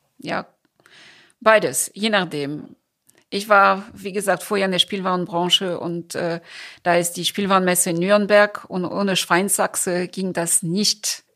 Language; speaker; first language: German; non-native, fluent; French